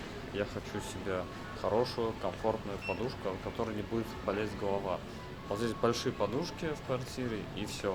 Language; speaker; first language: Russian; native; Russian